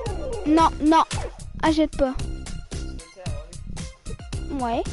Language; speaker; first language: French; native; French